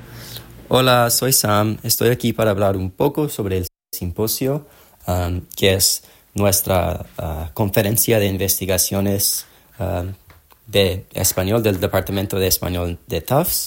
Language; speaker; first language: Spanish; non-native, learner; English